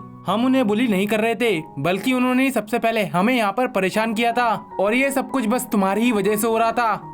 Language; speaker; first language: Hindi; native; Hindi